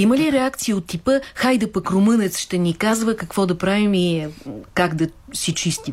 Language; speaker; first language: Bulgarian; native; Bulgarian